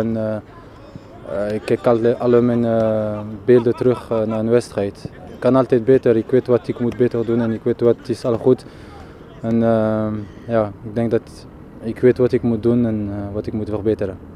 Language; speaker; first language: Dutch; non-native, fluent; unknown